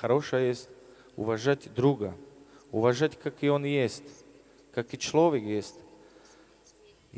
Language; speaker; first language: Russian; non-native, learner; Slovak